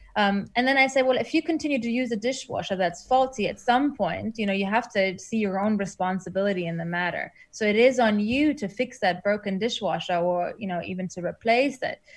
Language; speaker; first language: English; non-native, fluent; German